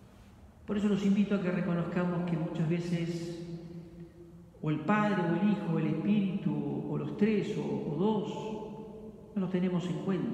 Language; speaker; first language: Spanish; native; Spanish